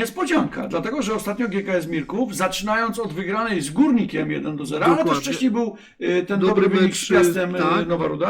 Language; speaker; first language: Polish; native; Polish